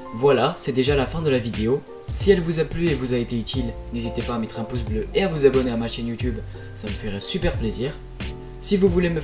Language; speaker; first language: French; native; French